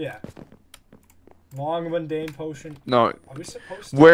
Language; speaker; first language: English; native; English